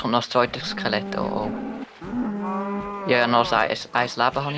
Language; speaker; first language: German; native; German